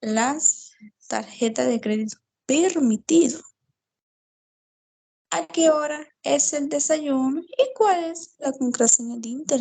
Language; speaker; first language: Spanish; non-native, learner; Portuguese